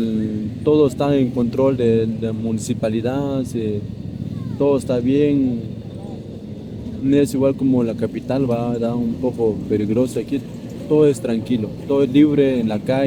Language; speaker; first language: Spanish; non-native, local second language; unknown